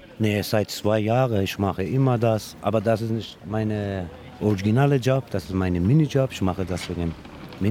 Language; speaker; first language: German; non-native, learner; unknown